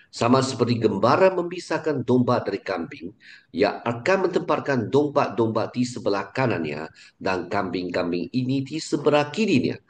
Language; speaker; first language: Malay; non-native, local second language; Chinese